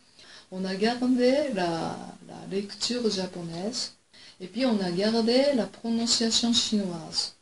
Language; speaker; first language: French; non-native, fluent; Japanese